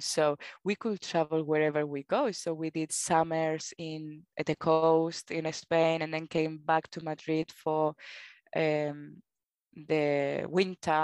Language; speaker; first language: English; non-native, fluent; Spanish